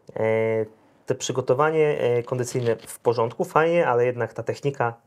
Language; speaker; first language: Polish; native; Polish